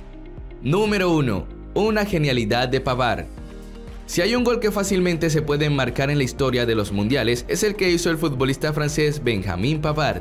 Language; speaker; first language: Spanish; native; Spanish